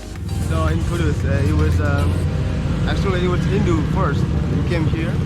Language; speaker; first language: English; non-native, fluent; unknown